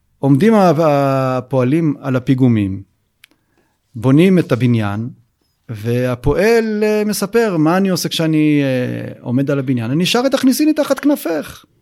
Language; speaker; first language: Hebrew; native; Hebrew